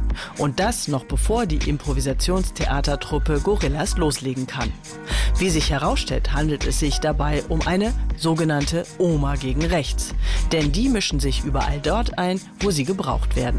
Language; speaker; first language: German; native; German